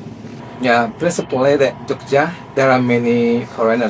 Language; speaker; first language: English; non-native, fluent; Indonesian